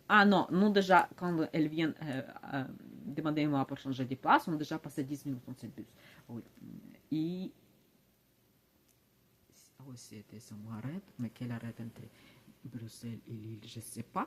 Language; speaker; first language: French; non-native, learner; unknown